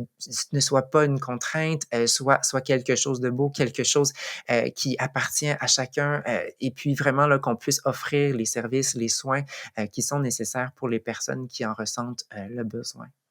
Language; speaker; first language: French; native; French